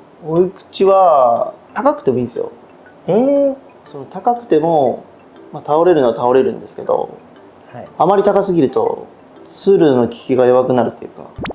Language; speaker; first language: Japanese; native; Japanese